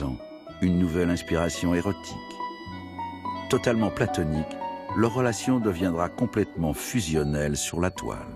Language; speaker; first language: French; native; French